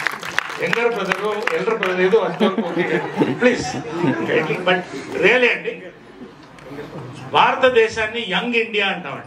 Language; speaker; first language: Telugu; native; Telugu